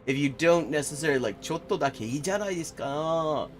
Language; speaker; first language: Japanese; non-native, fluent; English